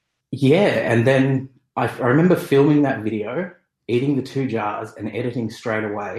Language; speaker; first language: English; native; English